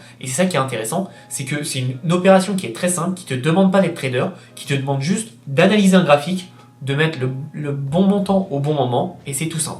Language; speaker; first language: French; native; French